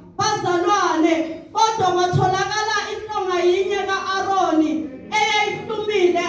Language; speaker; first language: Zulu; non-native, local second language; Southern Sotho